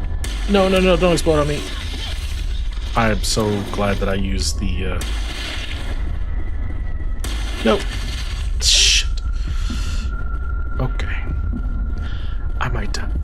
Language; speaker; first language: English; native; English